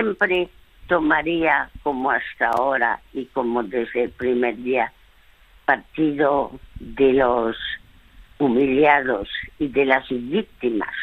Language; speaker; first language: Spanish; early bilingual, other home language; French